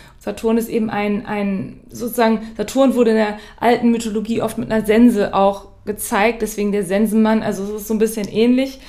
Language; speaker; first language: German; native; German